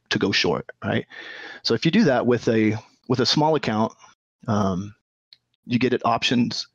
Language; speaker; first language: English; native; English